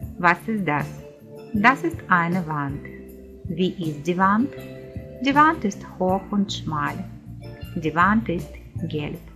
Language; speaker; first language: German; non-native, fluent; Ukrainian